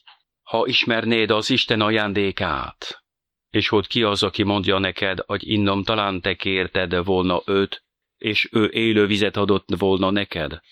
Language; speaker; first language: Hungarian; non-native, fluent; French